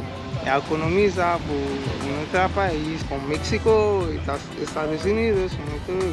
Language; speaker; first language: Spanish; non-native, learner; Haitian Creole